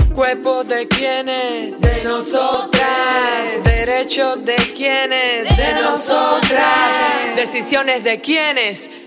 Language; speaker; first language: German; non-native, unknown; Spanish